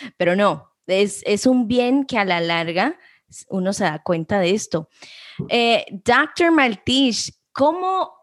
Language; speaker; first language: Spanish; early bilingual, heritage; Spanish